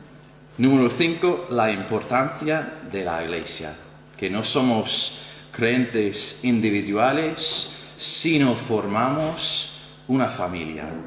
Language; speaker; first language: Spanish; non-native, fluent; English